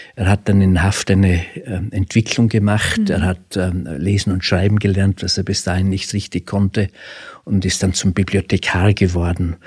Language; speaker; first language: German; native; German